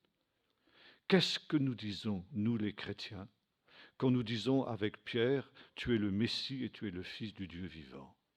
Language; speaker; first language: French; native; French